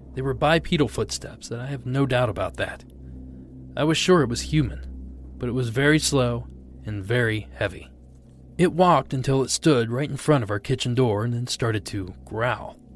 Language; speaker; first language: English; non-native, fluent; Portuguese